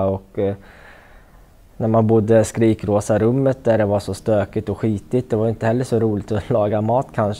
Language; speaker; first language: Swedish; native; Swedish